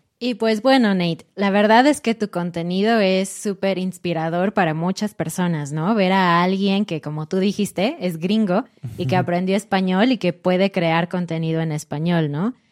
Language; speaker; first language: Spanish; native; Spanish